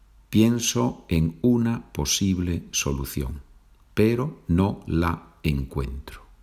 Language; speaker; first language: Spanish; native; Spanish